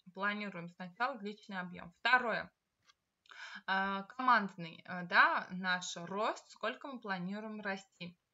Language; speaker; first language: Russian; non-native, local second language; Armenian